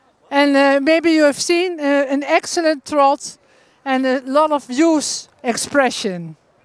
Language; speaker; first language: English; non-native, fluent; Dutch